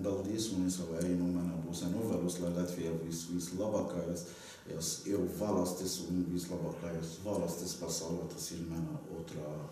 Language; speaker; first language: Latvian; non-native, learner; Arabic